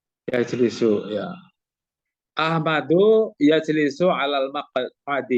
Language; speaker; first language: Arabic; non-native, learner; Indonesian